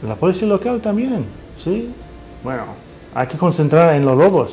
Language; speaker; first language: Spanish; non-native, fluent; English